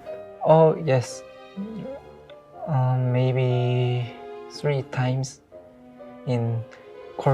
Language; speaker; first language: English; non-native, learner; Korean